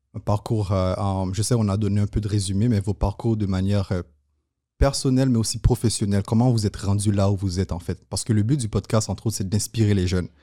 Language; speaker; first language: French; non-native, local second language; Haitian Creole